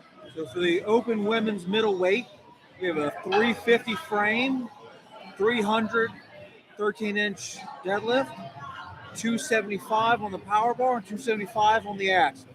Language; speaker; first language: English; native; English